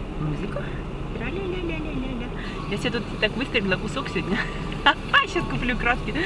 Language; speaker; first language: Russian; native; Russian